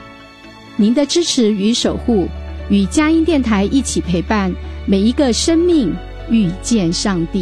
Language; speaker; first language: Chinese; native; Chinese